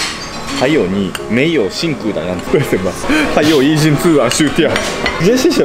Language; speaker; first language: Chinese; non-native, fluent; Japanese